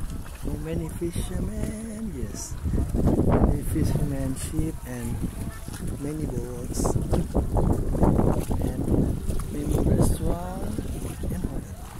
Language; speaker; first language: English; non-native, learner; Thai